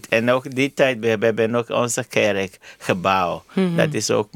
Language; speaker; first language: Dutch; non-native, learner; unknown